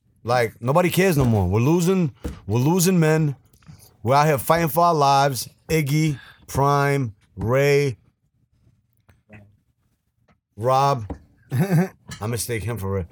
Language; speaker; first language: English; early bilingual, other home language; Spanish